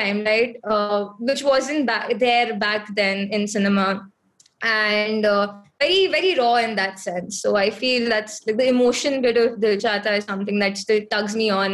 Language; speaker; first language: English; non-native, local second language; Konkani